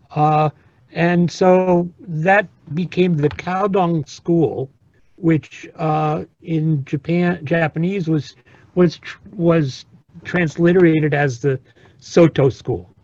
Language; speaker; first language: English; native; English